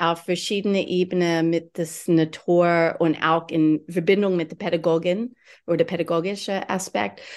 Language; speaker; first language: German; non-native, learner; English